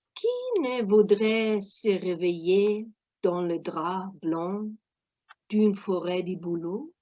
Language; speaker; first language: French; non-native, fluent; German